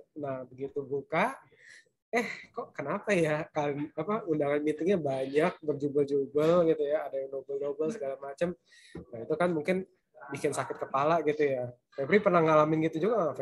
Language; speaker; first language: Indonesian; native; Indonesian